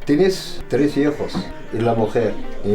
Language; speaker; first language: Spanish; non-native, learner; Arabic